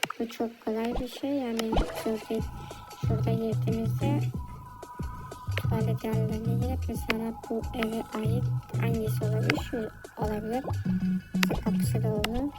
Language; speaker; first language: Turkish; early bilingual, heritage; Turkish